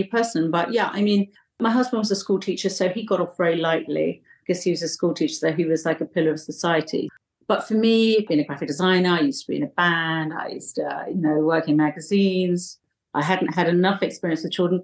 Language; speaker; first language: English; native; English